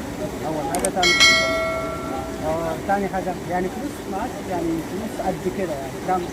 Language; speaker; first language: Arabic; non-native, fluent; Oromo